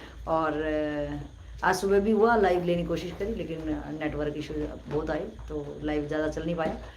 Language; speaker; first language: Hindi; native; Hindi